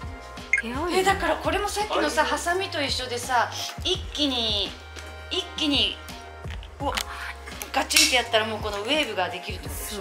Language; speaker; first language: Japanese; native; Japanese